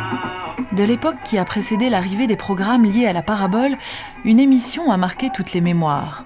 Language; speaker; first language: French; native; French